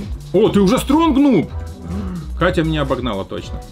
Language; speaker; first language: Russian; native; Russian